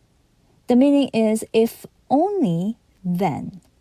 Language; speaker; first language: English; non-native, fluent; Japanese